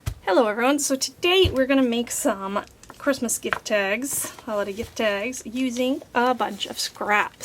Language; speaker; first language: English; native; English